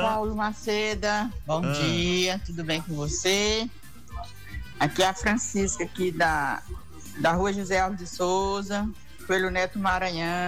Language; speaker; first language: Portuguese; native; Portuguese